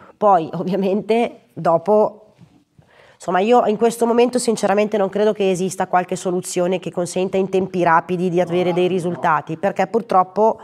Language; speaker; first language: Italian; native; Italian